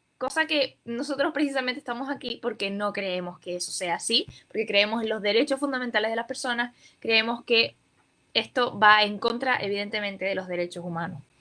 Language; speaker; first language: Spanish; native; Spanish